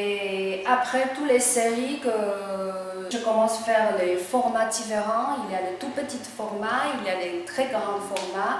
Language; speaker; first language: French; non-native, fluent; Chinese